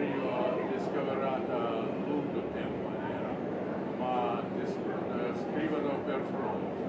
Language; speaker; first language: Italian; non-native, learner; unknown